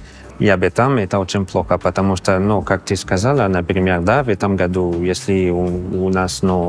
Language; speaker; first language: Russian; non-native, fluent; English